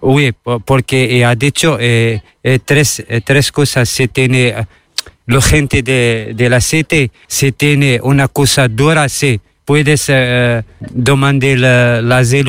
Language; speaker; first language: Spanish; non-native, learner; Arabic